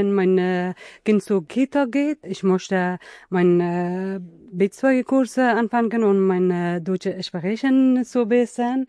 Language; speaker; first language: German; non-native, learner; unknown